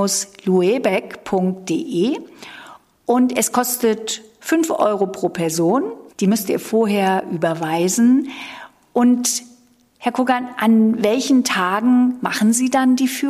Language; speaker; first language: German; native; German